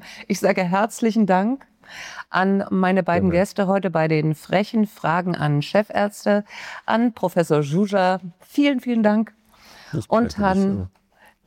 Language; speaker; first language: German; native; German